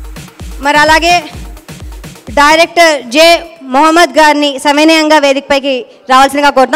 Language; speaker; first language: Telugu; native; Telugu